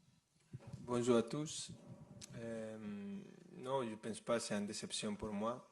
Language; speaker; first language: French; non-native, fluent; Spanish